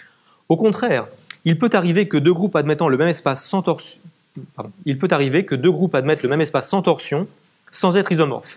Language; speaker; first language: French; native; French